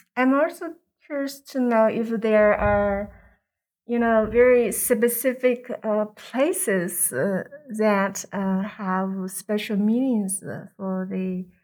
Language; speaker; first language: English; non-native, fluent; Chinese